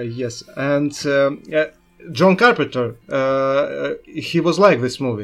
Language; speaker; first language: English; non-native, learner; Russian